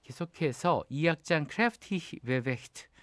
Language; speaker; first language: Korean; native; Korean